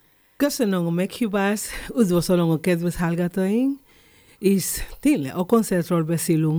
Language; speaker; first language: Hungarian; non-native, learner; Spanish